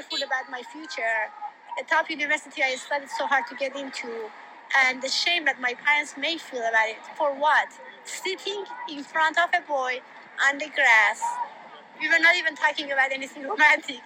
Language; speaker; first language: English; non-native, fluent; Persian